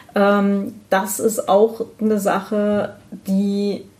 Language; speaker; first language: German; native; German